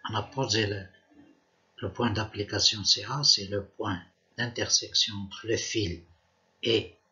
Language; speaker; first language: French; non-native, local second language; Arabic